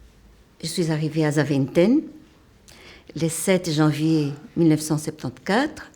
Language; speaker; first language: French; non-native, fluent; Portuguese